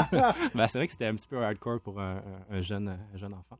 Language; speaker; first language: French; native; French